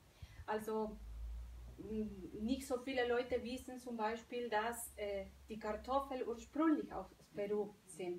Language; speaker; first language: German; non-native, fluent; Spanish